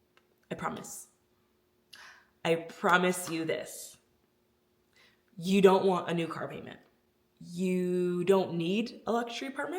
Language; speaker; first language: English; native; English